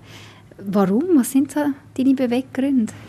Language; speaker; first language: German; native; German